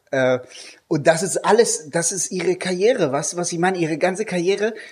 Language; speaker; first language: German; non-native, fluent; Hebrew